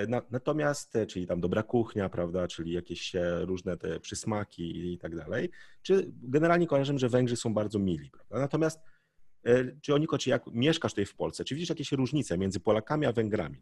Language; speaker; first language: Polish; native; Polish